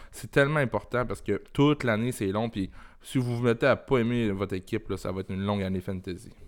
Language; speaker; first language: French; native; French